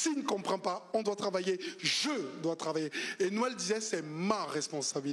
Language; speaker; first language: French; native; French